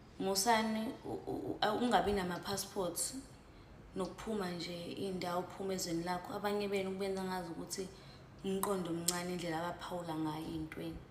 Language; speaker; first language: Zulu; native; Zulu